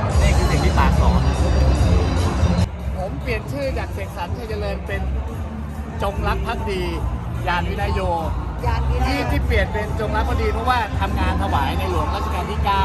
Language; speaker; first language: Thai; native; Thai